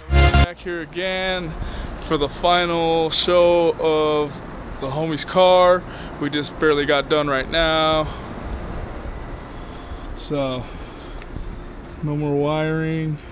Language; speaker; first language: English; native; English